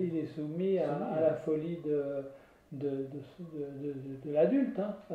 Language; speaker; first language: French; native; French